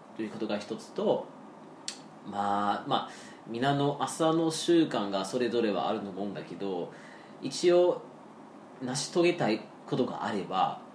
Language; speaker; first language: Japanese; non-native, fluent; English